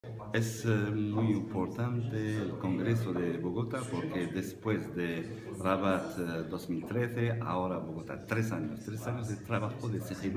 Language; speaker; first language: Spanish; non-native, fluent; Arabic